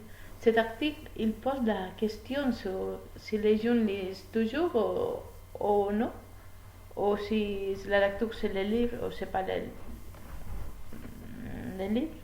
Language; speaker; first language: French; non-native, learner; Spanish